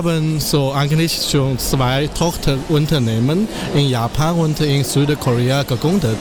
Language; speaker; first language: German; non-native, fluent; Chinese